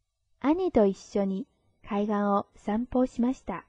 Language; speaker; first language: Japanese; non-native, fluent; Chinese